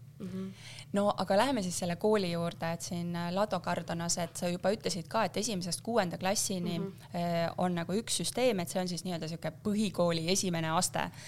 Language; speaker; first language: Estonian; native; Estonian